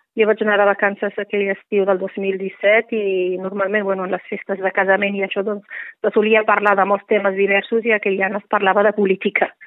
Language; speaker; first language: Catalan; non-native, fluent; Riffian